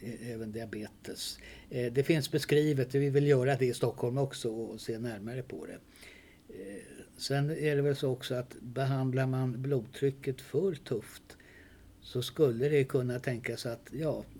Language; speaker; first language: Swedish; native; Swedish